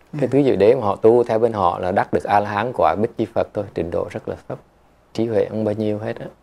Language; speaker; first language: Vietnamese; native; Vietnamese